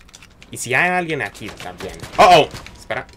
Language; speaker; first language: Spanish; early bilingual, heritage; Spanish